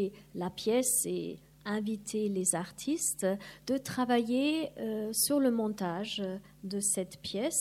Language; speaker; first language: French; non-native, fluent; German